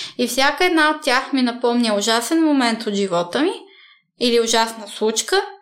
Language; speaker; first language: Bulgarian; early bilingual, heritage; Bulgarian